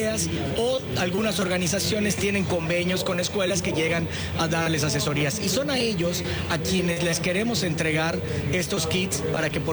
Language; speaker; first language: Spanish; native; Spanish